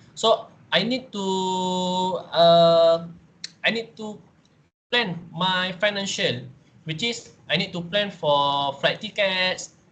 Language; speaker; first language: English; non-native, learner; Malay